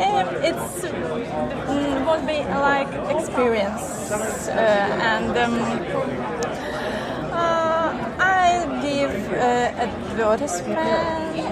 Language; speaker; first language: English; non-native, learner; Russian